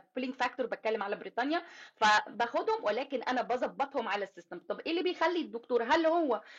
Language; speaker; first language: Arabic; native; Arabic